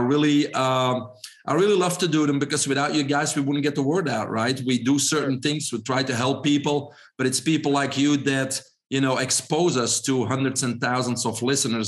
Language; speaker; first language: English; non-native, fluent; Dutch